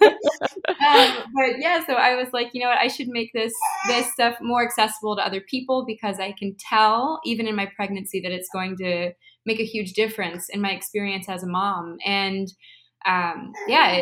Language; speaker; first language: English; native; English